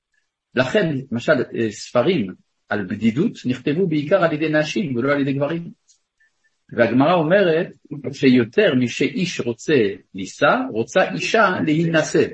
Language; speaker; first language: Hebrew; non-native, fluent; French